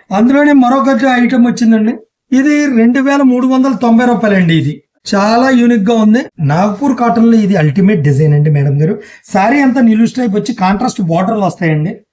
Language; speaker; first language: Telugu; native; Telugu